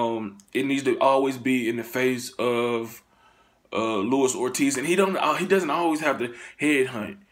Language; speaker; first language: English; native; English